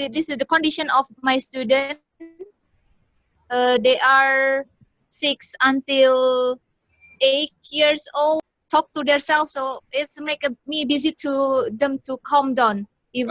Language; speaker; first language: English; non-native, learner; Indonesian